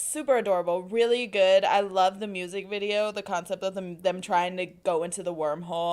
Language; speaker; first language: English; native; English